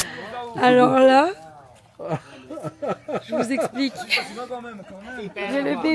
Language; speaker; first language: French; native; French